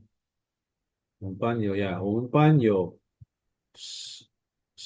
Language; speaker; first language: Chinese; non-native, fluent; Indonesian